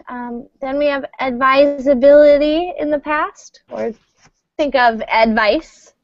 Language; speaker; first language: English; native; English